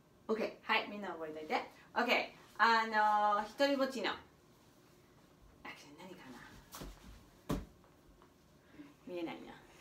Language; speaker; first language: Japanese; non-native, fluent; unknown